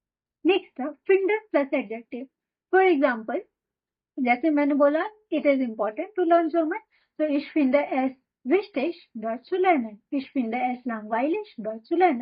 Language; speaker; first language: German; non-native, fluent; Hindi